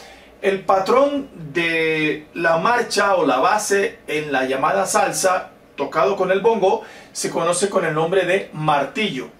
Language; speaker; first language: Spanish; native; Spanish